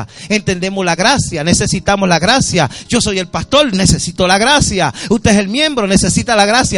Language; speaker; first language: Spanish; native; Spanish